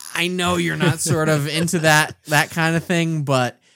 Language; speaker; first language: English; native; English